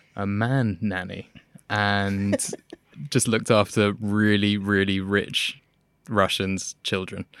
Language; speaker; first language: English; native; English